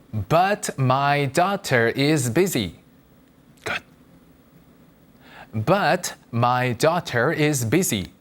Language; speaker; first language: English; non-native, fluent; Korean